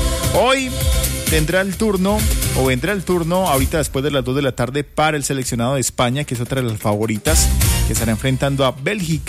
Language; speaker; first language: Spanish; native; Spanish